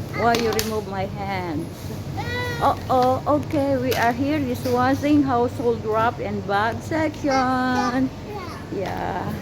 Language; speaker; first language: English; non-native, local second language; Filipino